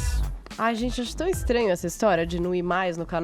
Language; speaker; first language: Portuguese; native; Portuguese